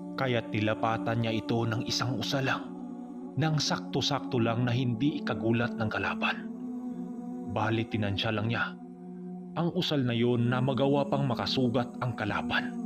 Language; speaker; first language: Filipino; non-native, local second language; Cebuano